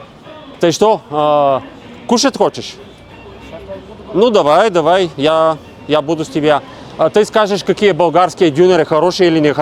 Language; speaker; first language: Russian; non-native, learner; Bulgarian